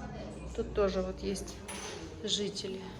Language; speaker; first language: Russian; native; Russian